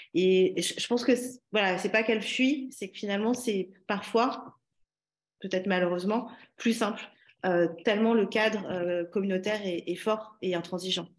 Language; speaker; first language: French; native; French